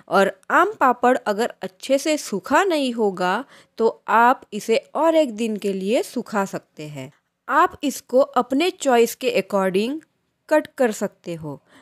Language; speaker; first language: Hindi; non-native, local second language; Marathi